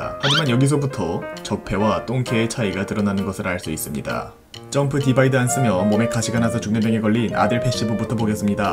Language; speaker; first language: Korean; native; Korean